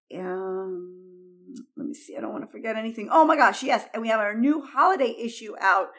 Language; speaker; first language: English; early bilingual, heritage; Spanish